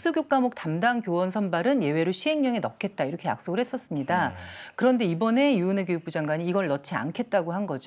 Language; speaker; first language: Korean; native; Korean